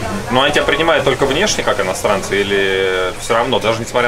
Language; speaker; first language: Russian; native; Russian